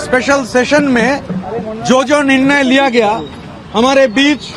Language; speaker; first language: Hindi; non-native, local second language; Bangla